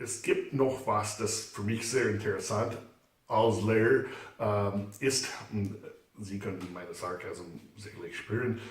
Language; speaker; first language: German; non-native, fluent; English